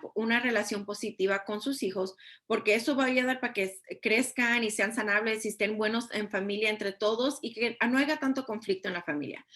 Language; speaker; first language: Spanish; early bilingual, heritage; Spanish